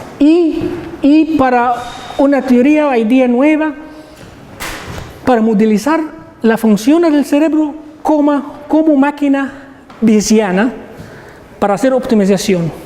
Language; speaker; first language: Spanish; non-native, learner; Arabic